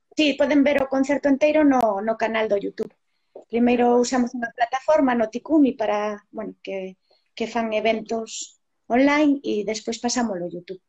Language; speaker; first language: Galician; native; Galician